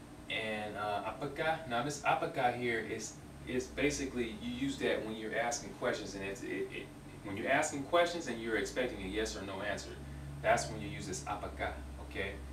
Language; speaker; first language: English; native; English